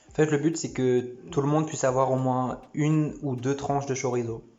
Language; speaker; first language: French; early bilingual, other home language; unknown